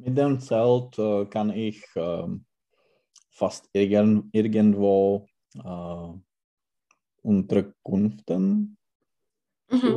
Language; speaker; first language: German; non-native, learner; Czech